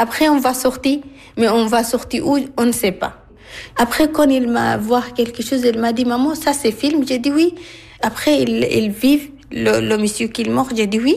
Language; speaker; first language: French; non-native, learner; Arabic